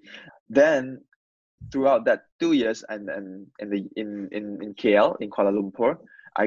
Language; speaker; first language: English; non-native, local second language; Chinese